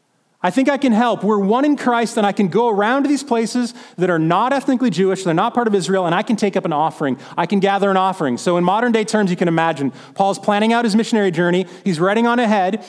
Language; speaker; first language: English; native; English